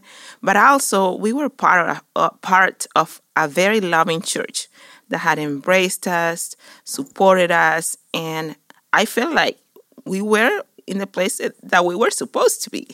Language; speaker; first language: English; non-native, fluent; Spanish